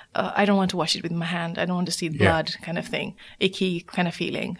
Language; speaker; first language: English; non-native, local second language; Nepali